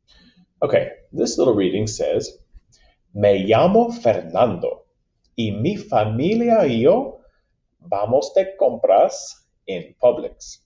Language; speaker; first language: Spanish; non-native, fluent; English